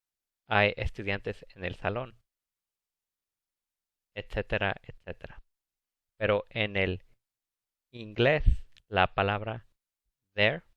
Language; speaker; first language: Spanish; early bilingual, heritage; Spanish